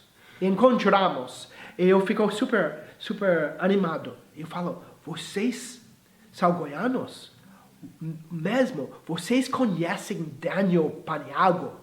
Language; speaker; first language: Portuguese; non-native, fluent; English